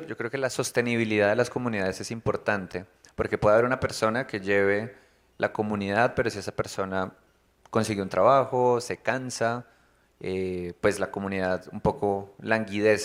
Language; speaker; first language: Spanish; native; Spanish